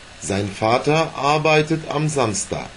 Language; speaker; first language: German; non-native, fluent; Turkish